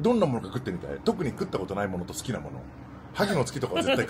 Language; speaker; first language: Japanese; native; Japanese